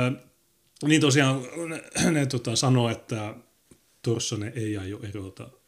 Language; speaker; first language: Finnish; native; Finnish